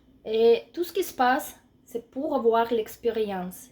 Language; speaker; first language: French; non-native, fluent; Russian